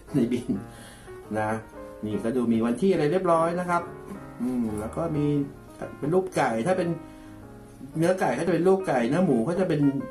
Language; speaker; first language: Thai; native; Thai